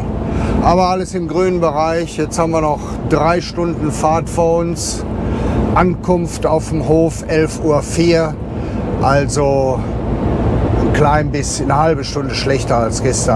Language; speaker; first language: German; native; German